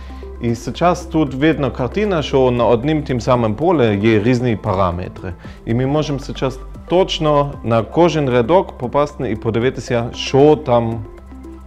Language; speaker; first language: Ukrainian; non-native, fluent; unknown